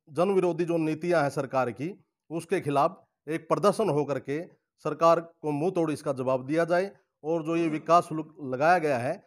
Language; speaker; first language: Hindi; native; Hindi